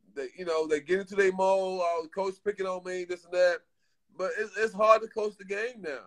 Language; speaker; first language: English; native; English